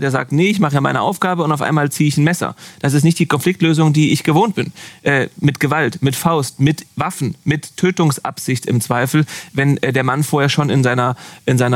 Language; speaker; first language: German; native; German